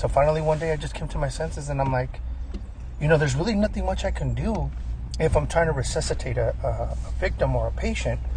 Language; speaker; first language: English; early bilingual, other home language; Spanish